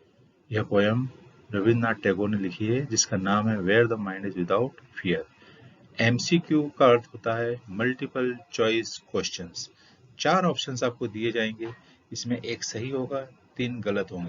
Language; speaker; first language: Hindi; native; Hindi